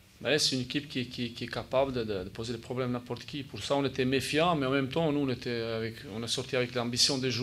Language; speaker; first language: French; native; French